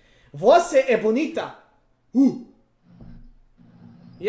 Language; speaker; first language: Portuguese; non-native, learner; Serbian